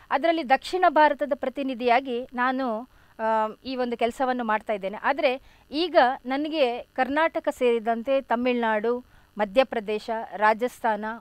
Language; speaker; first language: Kannada; non-native, local second language; Tulu